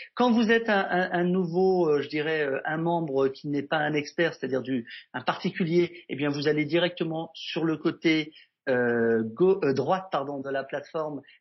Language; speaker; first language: French; native; French